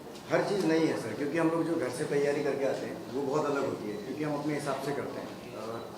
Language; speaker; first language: Hindi; native; Hindi